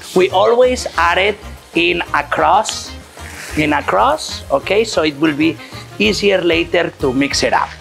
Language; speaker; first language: English; non-native, fluent; Catalan